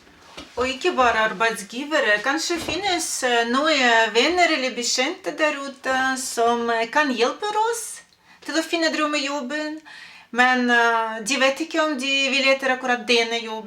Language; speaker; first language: Norwegian; non-native, fluent; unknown